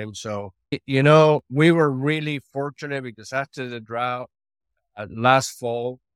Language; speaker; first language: English; non-native, fluent; Spanish